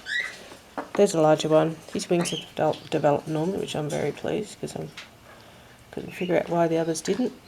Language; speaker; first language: English; native; English